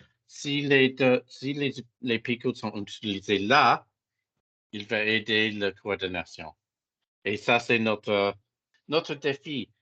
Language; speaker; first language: French; non-native, fluent; English